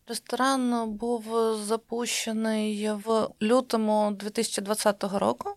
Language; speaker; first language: Ukrainian; non-native, local second language; Russian